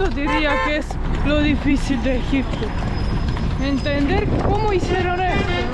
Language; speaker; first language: Spanish; non-native, fluent; Estonian